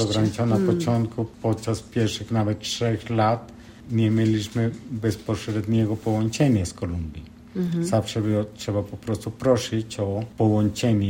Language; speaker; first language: Polish; non-native, fluent; Spanish